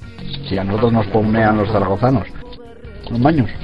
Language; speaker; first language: Spanish; native; Spanish